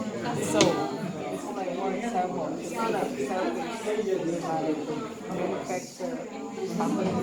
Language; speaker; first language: English; non-native, learner; Indonesian